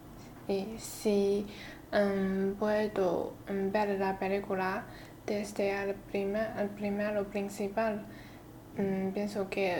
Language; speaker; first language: Spanish; non-native, learner; Chinese